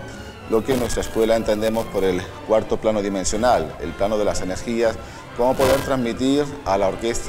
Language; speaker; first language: Spanish; native; Spanish